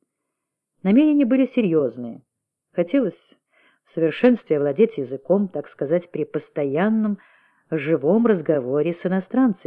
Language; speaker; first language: Russian; native; Russian